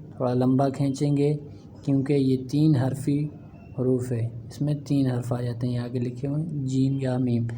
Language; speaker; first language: Urdu; native; Urdu